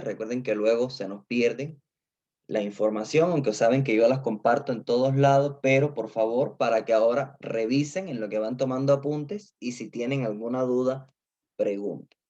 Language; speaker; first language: Spanish; native; Spanish